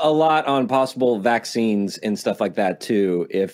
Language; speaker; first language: English; non-native, local second language; Filipino